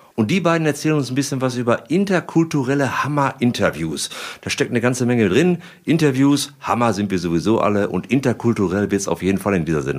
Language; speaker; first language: German; native; German